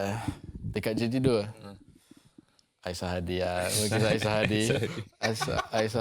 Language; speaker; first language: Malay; non-native, local second language; English